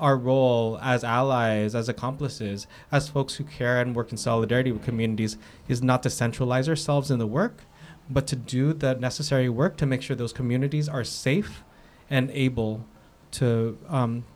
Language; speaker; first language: English; native; English